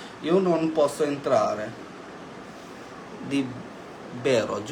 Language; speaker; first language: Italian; non-native, learner; Bangla